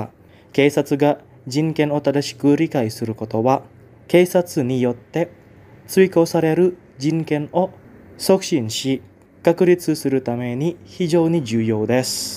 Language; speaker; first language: Japanese; non-native, fluent; Indonesian